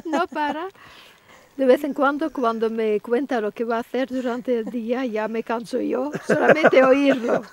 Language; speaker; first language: Spanish; non-native, fluent; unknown